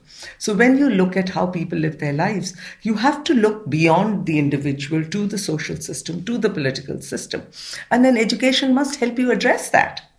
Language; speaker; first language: English; non-native, local second language; Marathi